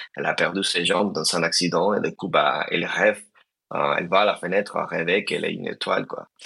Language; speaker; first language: French; non-native, fluent; Spanish